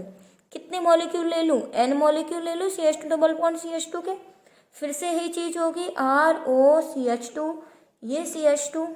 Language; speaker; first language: Hindi; native; Hindi